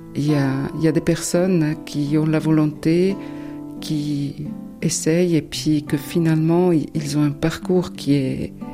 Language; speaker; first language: French; non-native, fluent; German